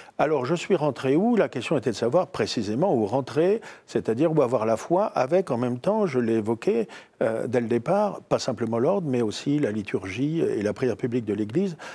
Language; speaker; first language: French; native; French